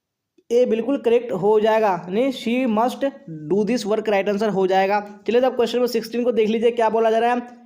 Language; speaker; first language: Hindi; native; Hindi